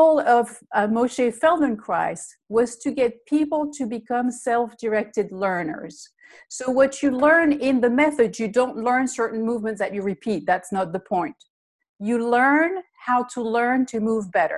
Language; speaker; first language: English; non-native, fluent; French